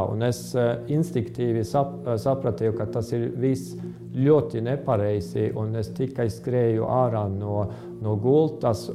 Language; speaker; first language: Latvian; non-native, fluent; Estonian